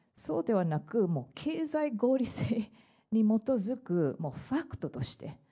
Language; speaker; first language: Japanese; non-native, fluent; English